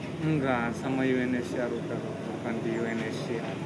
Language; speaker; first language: Indonesian; non-native, learner; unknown